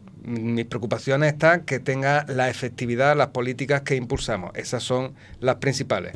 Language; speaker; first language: Spanish; native; Spanish